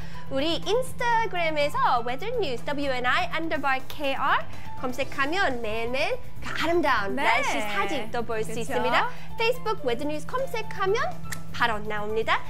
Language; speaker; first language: Korean; non-native, learner; English